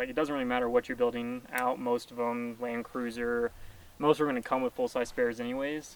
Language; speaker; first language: English; native; English